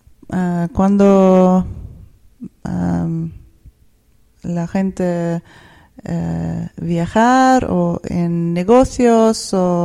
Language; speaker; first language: Spanish; non-native, fluent; Swedish